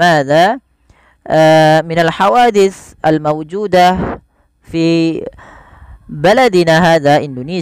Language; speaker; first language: Arabic; non-native, fluent; Indonesian